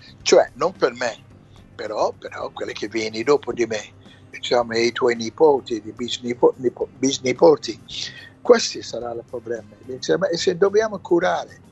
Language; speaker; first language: Italian; non-native, fluent; English